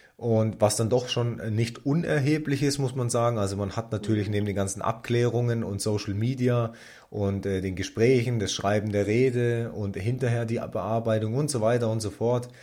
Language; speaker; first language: German; native; German